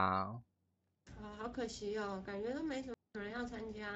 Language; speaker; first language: Chinese; native; Chinese